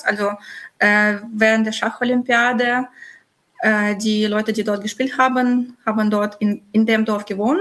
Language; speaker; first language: German; non-native, fluent; Russian